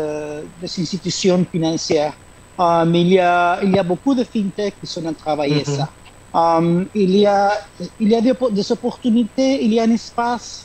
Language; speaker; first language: French; non-native, fluent; Spanish